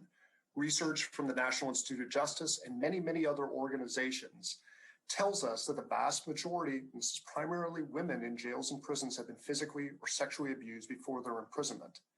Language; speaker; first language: English; native; English